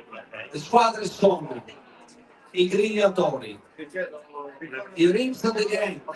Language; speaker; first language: Italian; native; Italian